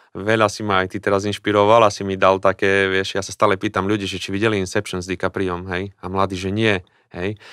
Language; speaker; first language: Slovak; native; Slovak